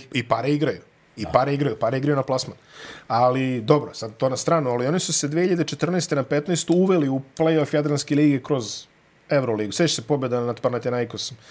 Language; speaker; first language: Bosnian; native; Bosnian